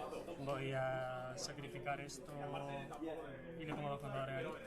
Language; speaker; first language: Spanish; native; Spanish